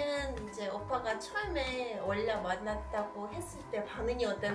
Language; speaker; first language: Korean; non-native, fluent; Ukrainian